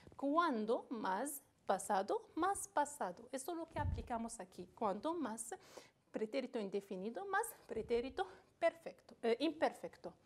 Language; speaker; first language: Spanish; non-native, fluent; Arabic